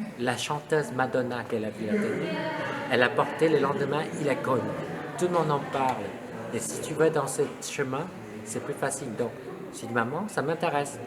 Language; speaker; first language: French; non-native, fluent; Lao